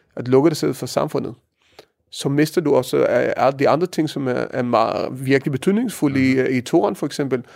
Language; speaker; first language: Danish; early bilingual, heritage; Danish